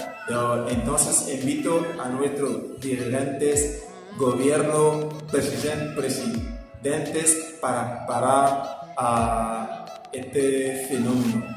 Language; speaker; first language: Spanish; non-native, learner; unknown